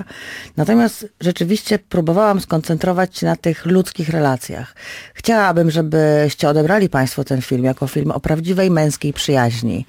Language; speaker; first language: Polish; native; Polish